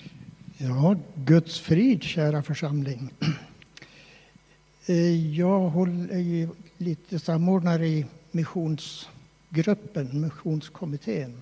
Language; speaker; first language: Swedish; native; Swedish